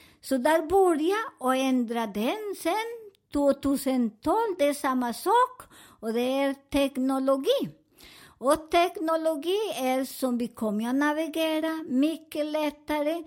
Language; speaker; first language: Swedish; non-native, learner; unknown